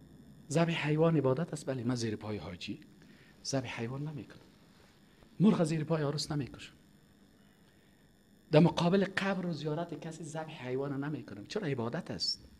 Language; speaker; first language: Persian; native; Persian